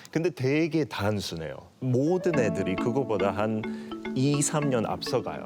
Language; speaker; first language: Korean; non-native, fluent; English